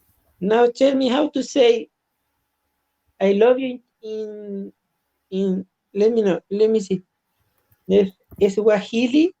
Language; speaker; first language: English; non-native, learner; Spanish